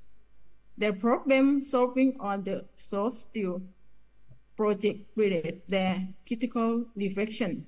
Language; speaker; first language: English; non-native, learner; Thai